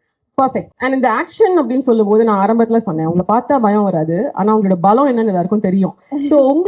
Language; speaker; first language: Tamil; native; Tamil